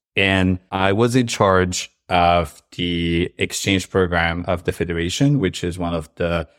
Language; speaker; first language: English; non-native, fluent; Arabic